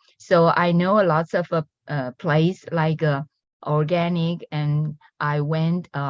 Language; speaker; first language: English; non-native, learner; Chinese